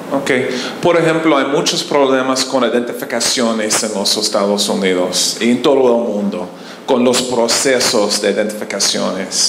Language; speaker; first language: Spanish; non-native, learner; English